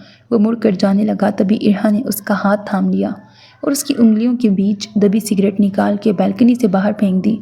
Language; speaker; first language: Urdu; native; Urdu